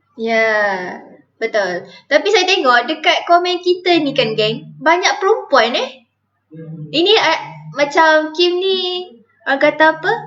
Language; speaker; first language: Malay; native; Malay